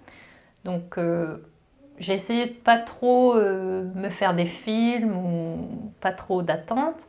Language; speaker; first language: French; native; French